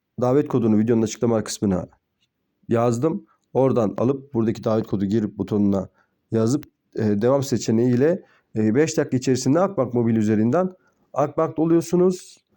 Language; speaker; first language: Turkish; native; Turkish